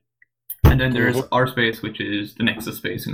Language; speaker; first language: English; native; English